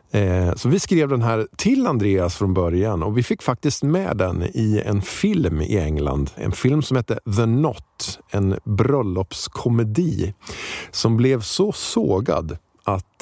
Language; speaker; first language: Swedish; native; Swedish